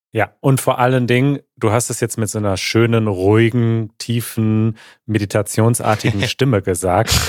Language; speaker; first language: German; native; German